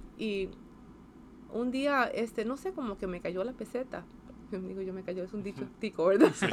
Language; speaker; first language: Spanish; native; Spanish